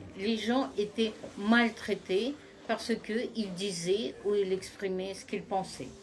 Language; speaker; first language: French; non-native, fluent; Russian